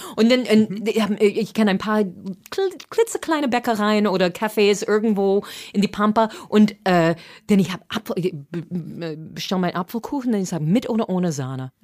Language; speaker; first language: German; non-native, fluent; English